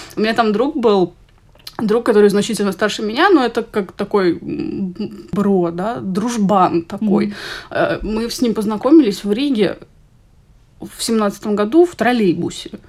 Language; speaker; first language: Russian; native; Russian